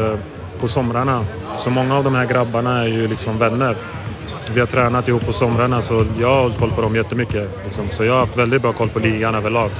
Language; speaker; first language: Swedish; native; Swedish